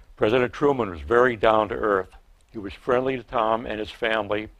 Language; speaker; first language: English; native; English